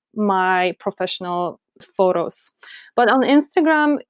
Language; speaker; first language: English; non-native, fluent; Polish